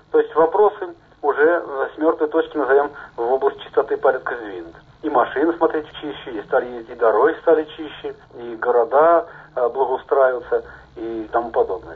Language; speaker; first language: Russian; native; Russian